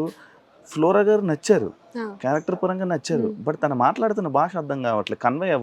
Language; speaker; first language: Telugu; native; Telugu